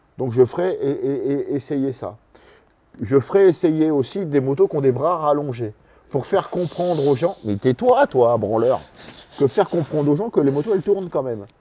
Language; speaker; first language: French; native; French